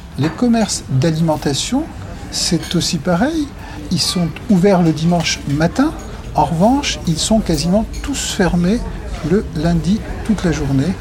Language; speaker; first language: French; native; French